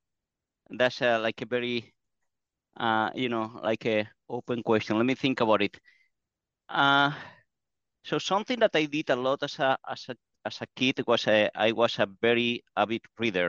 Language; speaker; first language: English; non-native, fluent; Spanish